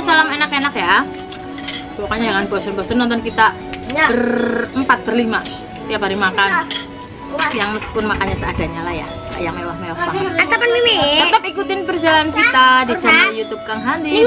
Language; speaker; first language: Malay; non-native, local second language; Javanese